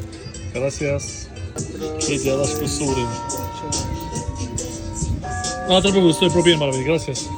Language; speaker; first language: Spanish; non-native, learner; Albanian